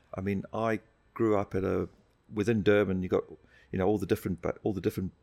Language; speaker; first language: English; native; English